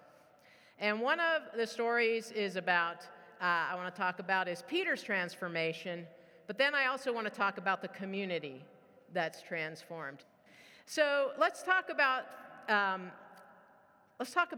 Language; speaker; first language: English; native; English